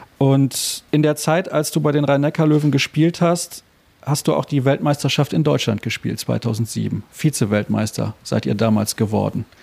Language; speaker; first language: German; native; German